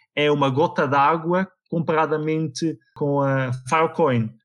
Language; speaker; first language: Portuguese; native; Portuguese